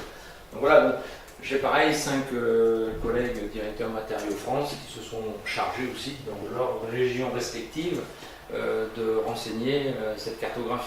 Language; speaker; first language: French; native; French